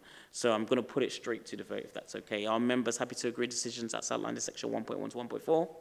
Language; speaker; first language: English; native; English